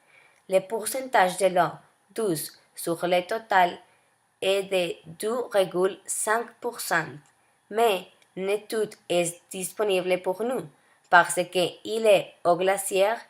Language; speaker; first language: French; non-native, learner; Spanish